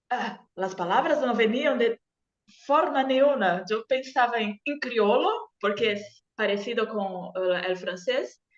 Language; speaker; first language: Spanish; non-native, learner; Portuguese